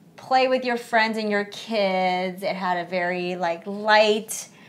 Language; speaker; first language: English; early bilingual, other home language; Chinese